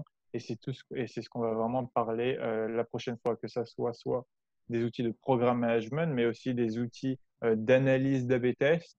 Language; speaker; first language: French; native; French